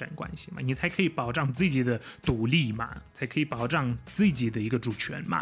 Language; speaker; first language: Chinese; non-native, fluent; Polish